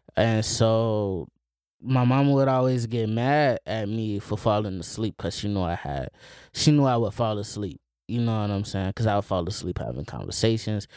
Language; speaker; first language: English; native; English